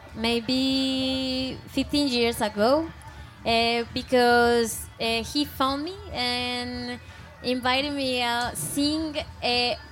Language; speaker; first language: English; non-native, learner; Spanish